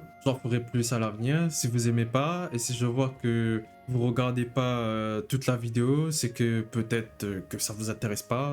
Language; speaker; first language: French; native; French